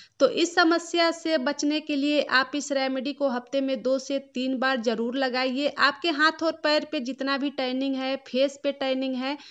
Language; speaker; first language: Hindi; native; Hindi